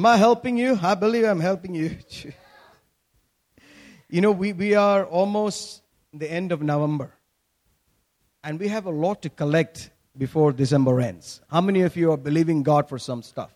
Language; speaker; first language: English; non-native, local second language; Malayalam